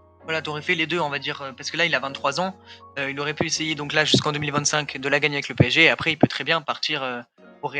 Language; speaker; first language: French; native; French